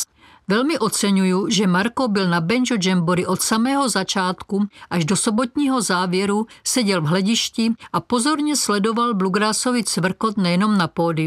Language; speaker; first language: Czech; native; Czech